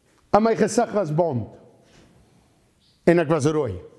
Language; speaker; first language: English; non-native, local second language; Afrikaans